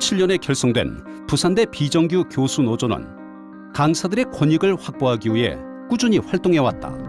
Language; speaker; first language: Korean; native; Korean